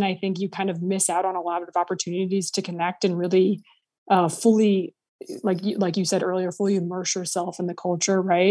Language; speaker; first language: English; native; English